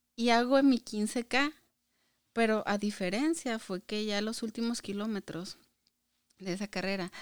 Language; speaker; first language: Spanish; native; Spanish